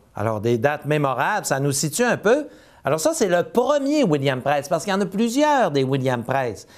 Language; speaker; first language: French; native; French